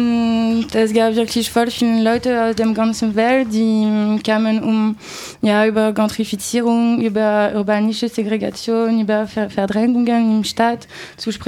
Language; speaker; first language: German; non-native, learner; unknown